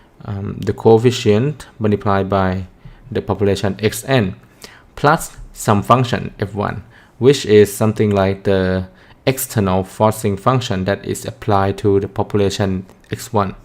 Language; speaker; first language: English; non-native, fluent; Thai